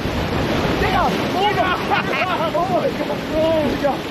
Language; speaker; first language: German; native; German